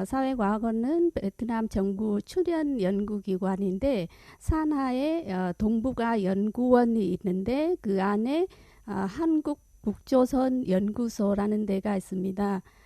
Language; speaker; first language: Korean; non-native, fluent; Vietnamese